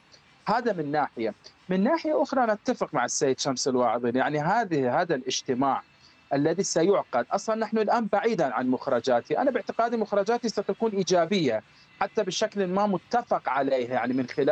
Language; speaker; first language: Arabic; non-native, fluent; Persian